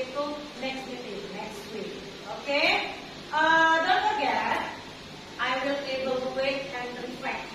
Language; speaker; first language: English; non-native, fluent; Indonesian